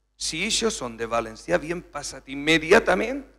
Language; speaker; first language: Spanish; non-native, local second language; Catalan